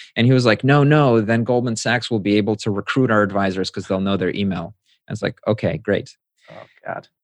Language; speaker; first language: English; native; English